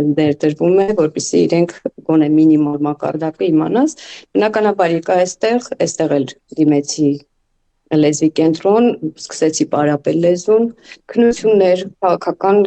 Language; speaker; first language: Armenian; native; Armenian